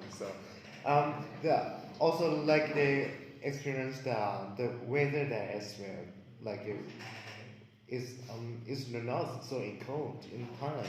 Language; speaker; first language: English; non-native, learner; Thai